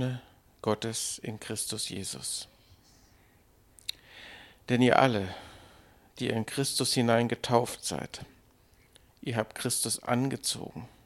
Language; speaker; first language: German; native; German